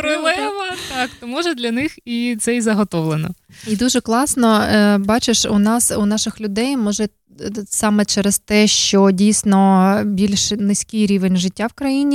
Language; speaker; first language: Ukrainian; native; Ukrainian